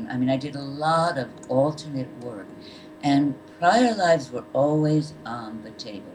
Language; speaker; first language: English; native; English